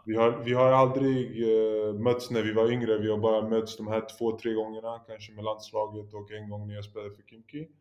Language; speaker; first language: Swedish; early bilingual, other home language; Polish